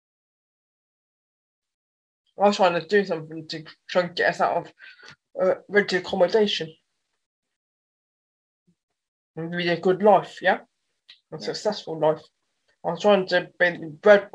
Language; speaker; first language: English; native; English